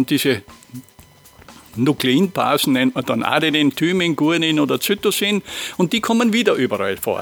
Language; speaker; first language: German; native; German